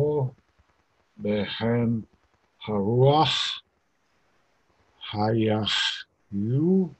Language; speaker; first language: Hebrew; non-native, learner; English